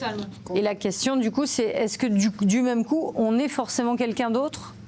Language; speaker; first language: French; native; French